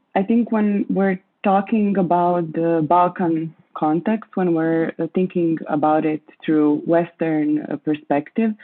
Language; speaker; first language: English; non-native, fluent; Croatian